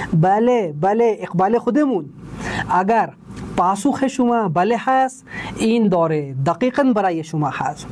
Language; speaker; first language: Persian; non-native, fluent; Urdu